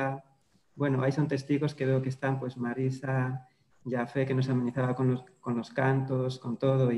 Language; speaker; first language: Spanish; native; Spanish